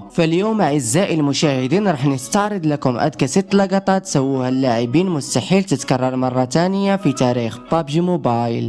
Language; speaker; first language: Arabic; native; Arabic